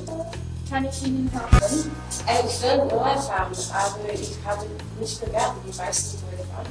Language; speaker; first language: German; non-native, learner; English